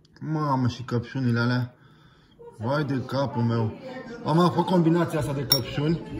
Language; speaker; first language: Romanian; early bilingual, heritage; Romanian